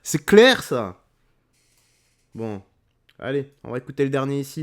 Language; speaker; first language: French; native; French